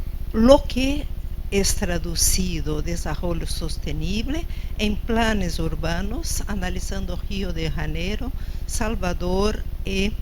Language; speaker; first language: Spanish; non-native, fluent; Portuguese